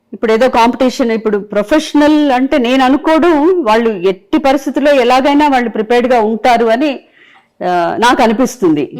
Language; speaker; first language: Telugu; native; Telugu